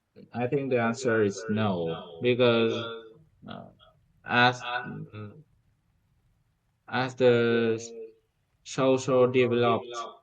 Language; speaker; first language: English; non-native, learner; Vietnamese